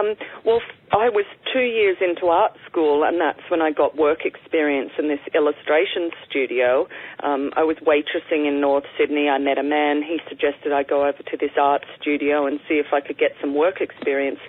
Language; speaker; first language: English; native; English